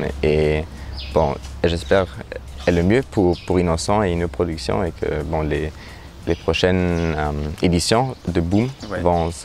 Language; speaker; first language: French; non-native, learner; German